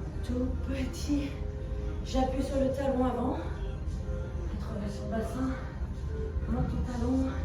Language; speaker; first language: French; native; French